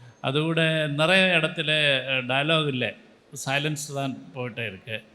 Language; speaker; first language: Tamil; non-native, local second language; Malayalam